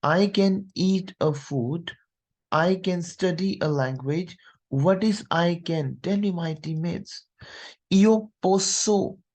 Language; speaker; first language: English; non-native, local second language; Hindi